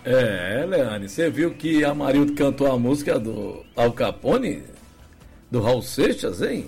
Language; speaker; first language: Portuguese; native; Portuguese